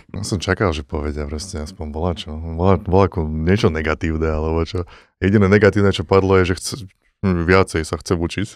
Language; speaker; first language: Slovak; native; Slovak